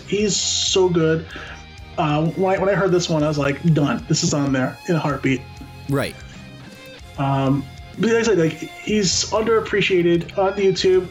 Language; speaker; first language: English; native; English